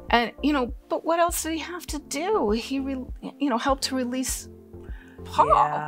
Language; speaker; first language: English; native; English